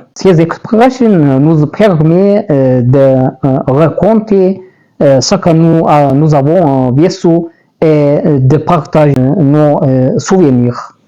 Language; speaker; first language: French; non-native, learner; Amharic